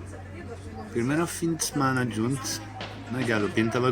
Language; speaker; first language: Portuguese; non-native, learner; English